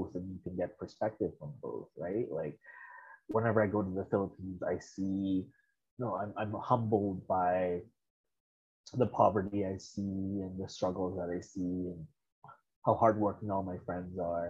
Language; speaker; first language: English; early bilingual, other home language; Filipino